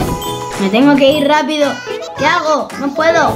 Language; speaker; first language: Spanish; native; Spanish